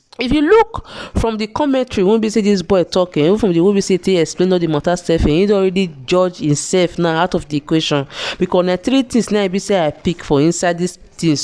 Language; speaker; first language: Nigerian Pidgin; native; Nigerian Pidgin